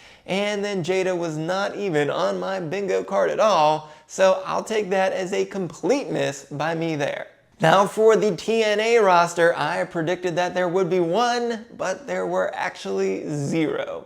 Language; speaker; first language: English; native; English